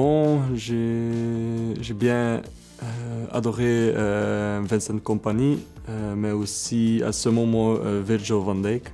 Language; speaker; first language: French; non-native, local second language; Dutch